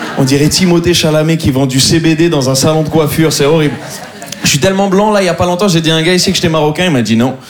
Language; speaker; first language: French; native; French